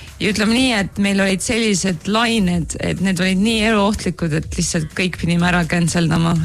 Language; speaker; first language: Estonian; native; Estonian